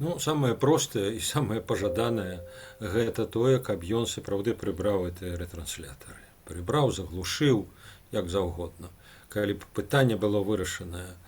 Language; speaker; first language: Belarusian; non-native, local second language; Russian